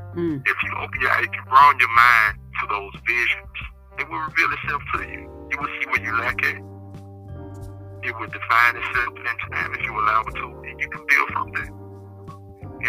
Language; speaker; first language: English; native; English